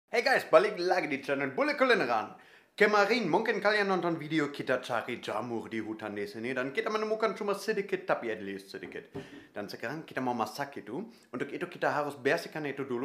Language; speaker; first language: Indonesian; non-native, fluent; German